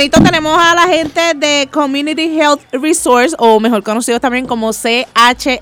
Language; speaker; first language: Spanish; native; Spanish